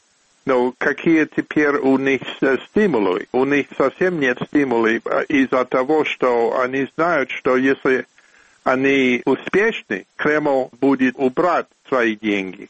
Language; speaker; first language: Russian; non-native, fluent; English